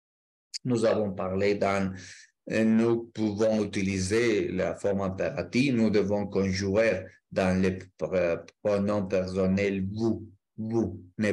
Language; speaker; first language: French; non-native, learner; Spanish